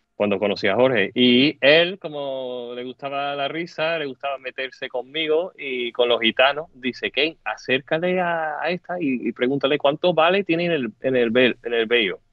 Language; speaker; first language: Spanish; non-native, fluent; English